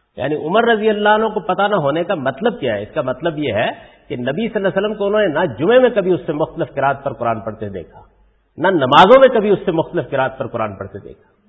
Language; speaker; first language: Urdu; non-native, local second language; Punjabi